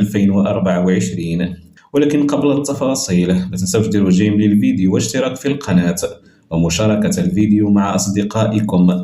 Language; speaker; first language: Arabic; native; Arabic